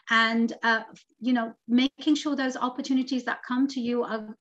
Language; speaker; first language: English; native; English